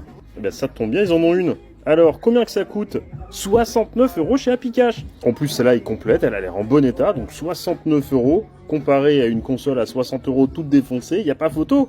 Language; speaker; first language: French; native; French